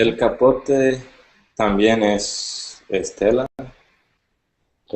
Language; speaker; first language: Spanish; non-native, learner; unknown